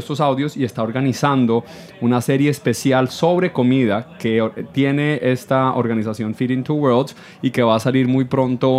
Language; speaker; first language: Spanish; native; Spanish